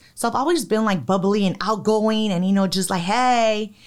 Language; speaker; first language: English; native; English